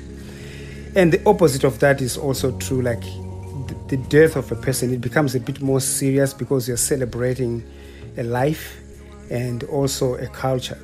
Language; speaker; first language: English; non-native, local second language; Shona